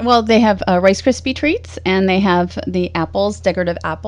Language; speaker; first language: English; native; English